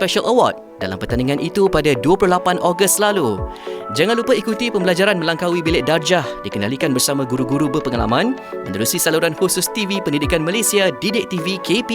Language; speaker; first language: Malay; native; Malay